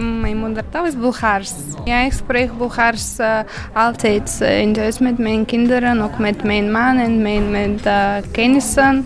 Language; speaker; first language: Dutch; non-native, fluent; Bulgarian